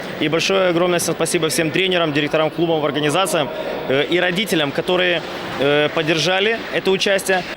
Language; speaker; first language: Russian; native; Russian